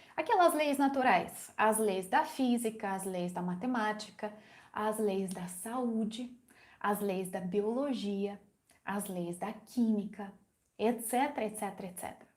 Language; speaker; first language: Portuguese; non-native, fluent; Ukrainian